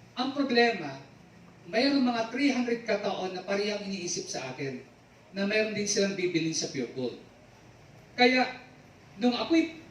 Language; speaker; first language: Filipino; native; Filipino